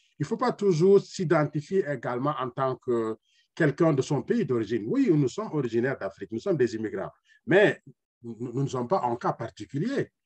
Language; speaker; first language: French; non-native, local second language; Wolof